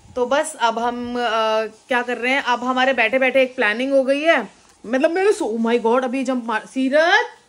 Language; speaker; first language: Hindi; native; Hindi